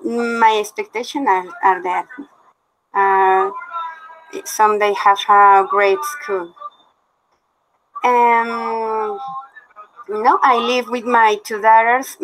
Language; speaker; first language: English; non-native, learner; Spanish